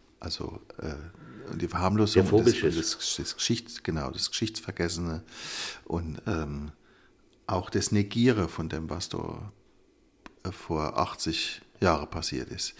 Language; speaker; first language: German; native; German